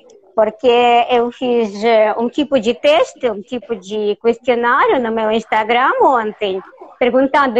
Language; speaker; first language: Portuguese; non-native, fluent; Russian